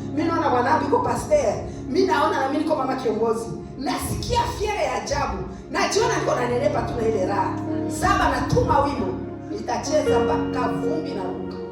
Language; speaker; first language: Swahili; native; Swahili